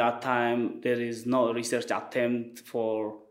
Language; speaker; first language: English; non-native, fluent; Wolaytta